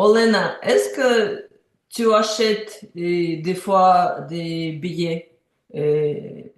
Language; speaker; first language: French; non-native, learner; Ukrainian